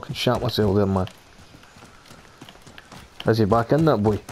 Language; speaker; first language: English; native; English